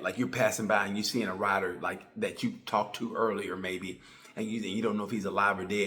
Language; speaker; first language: English; native; English